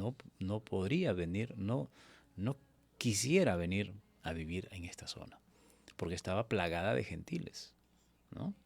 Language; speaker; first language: Spanish; native; Spanish